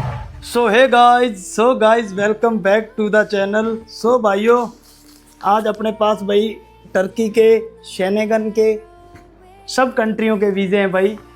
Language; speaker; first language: Hindi; native; Hindi